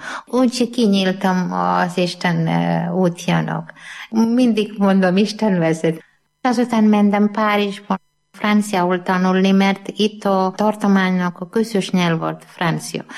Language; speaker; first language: Hungarian; non-native, learner; Malayalam